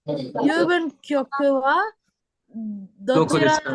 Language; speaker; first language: Japanese; non-native, learner; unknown